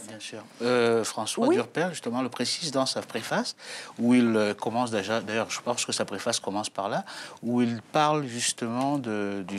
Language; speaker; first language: French; native; French